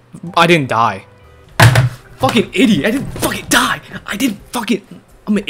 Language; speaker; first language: English; native; English